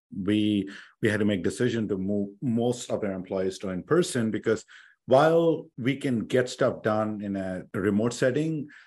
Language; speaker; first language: English; non-native, local second language; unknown